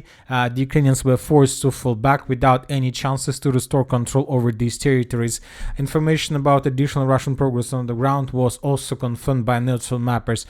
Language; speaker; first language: English; non-native, fluent; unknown